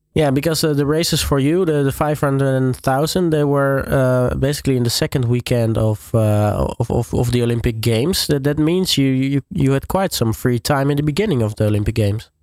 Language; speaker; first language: English; non-native, fluent; Dutch